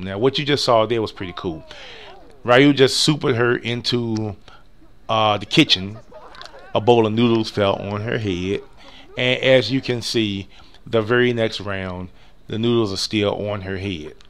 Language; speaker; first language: English; native; English